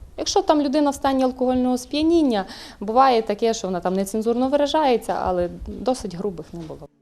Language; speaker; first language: Ukrainian; native; Ukrainian